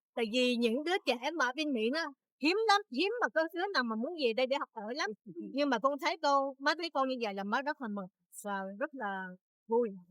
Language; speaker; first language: Vietnamese; native; Vietnamese